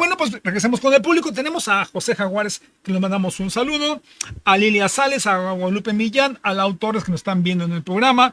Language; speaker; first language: Spanish; native; Spanish